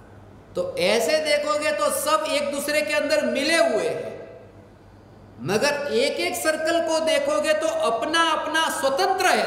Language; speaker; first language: Hindi; non-native, local second language; Gujarati